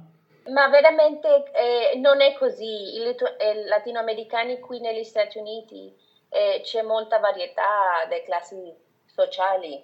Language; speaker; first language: Italian; non-native, fluent; Spanish